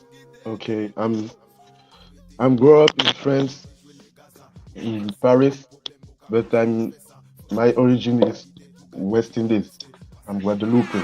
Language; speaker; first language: English; non-native, learner; French